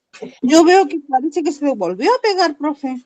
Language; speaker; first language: Spanish; native; Spanish